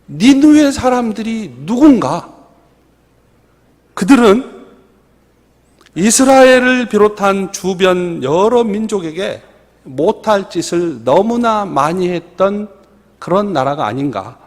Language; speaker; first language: Korean; native; Korean